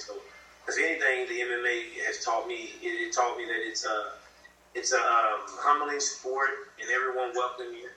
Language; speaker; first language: English; native; English